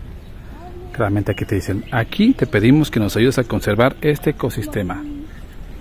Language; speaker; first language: Spanish; native; Spanish